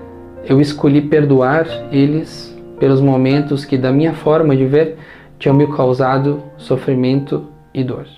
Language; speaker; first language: Portuguese; native; Portuguese